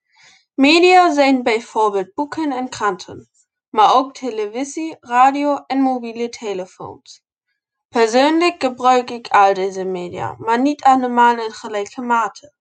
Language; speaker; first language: Dutch; non-native, learner; German